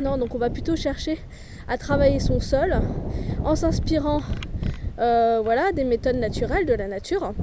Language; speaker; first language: French; native; French